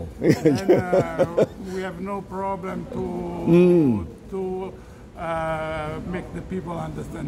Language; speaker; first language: English; non-native, learner; Italian